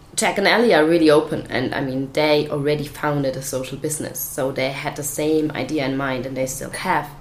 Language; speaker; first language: English; non-native, fluent; German